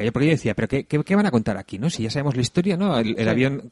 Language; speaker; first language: Spanish; native; Spanish